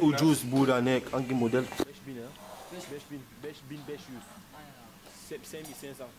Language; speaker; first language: Turkish; non-native, learner; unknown